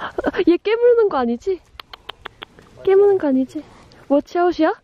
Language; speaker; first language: Korean; native; Korean